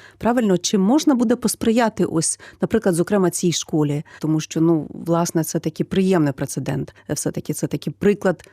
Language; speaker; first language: Ukrainian; native; Ukrainian